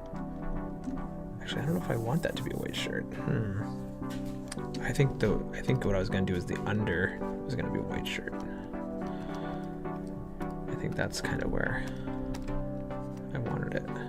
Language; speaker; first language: English; native; English